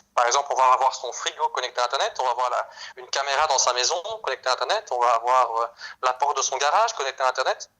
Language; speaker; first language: French; native; French